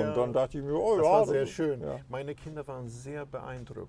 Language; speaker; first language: German; non-native, fluent; Swedish